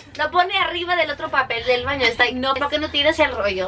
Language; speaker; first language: Spanish; early bilingual, heritage; Spanish